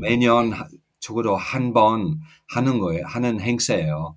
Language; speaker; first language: Korean; non-native, fluent; English